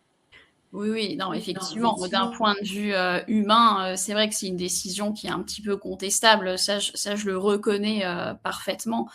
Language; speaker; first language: French; native; French